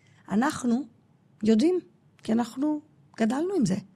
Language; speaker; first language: Hebrew; non-native, fluent; English